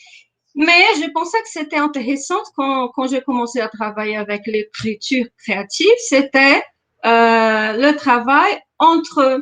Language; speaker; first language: French; non-native, fluent; Portuguese